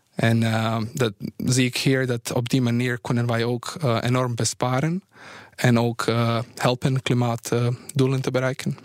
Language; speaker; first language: Dutch; non-native, fluent; Bosnian